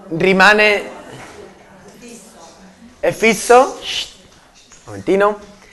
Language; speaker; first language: Italian; non-native, learner; Spanish